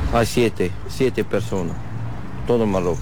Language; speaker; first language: Spanish; non-native, learner; Arabic